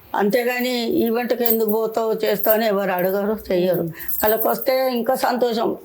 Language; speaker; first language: Telugu; non-native, local second language; Tamil